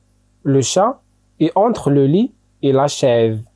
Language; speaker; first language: French; non-native, local second language; Arabic